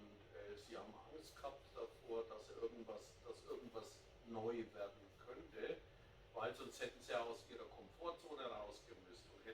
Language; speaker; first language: German; native; German